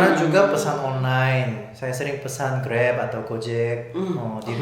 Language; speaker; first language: Indonesian; non-native, fluent; Korean